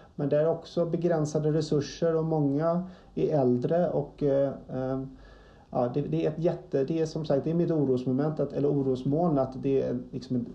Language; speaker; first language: Swedish; native; Swedish